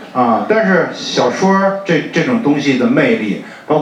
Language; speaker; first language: Chinese; native; Chinese